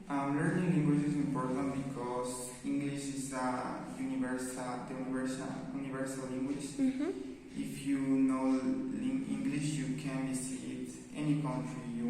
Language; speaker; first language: English; non-native, learner; Spanish